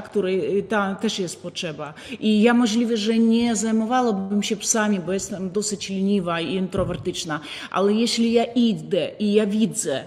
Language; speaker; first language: Polish; non-native, fluent; Ukrainian